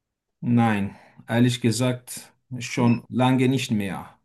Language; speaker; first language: German; non-native, learner; Turkish